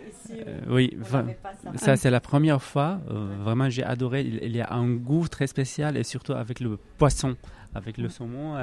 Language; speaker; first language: French; non-native, learner; Arabic